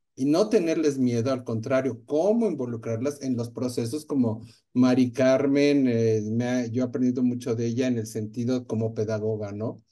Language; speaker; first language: Spanish; native; Spanish